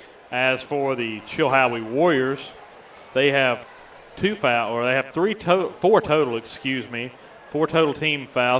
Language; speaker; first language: English; native; English